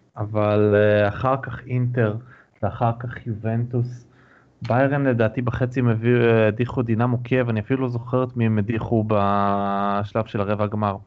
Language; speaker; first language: Hebrew; native; Hebrew